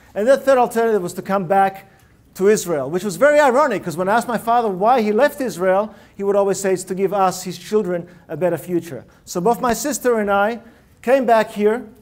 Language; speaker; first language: English; early bilingual, other home language; Russian